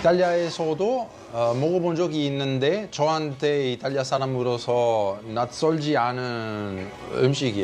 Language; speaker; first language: Korean; non-native, fluent; Italian